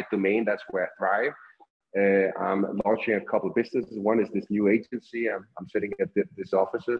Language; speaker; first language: English; non-native, fluent; Danish